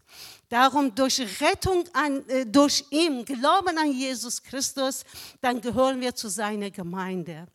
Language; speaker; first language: German; non-native, fluent; Persian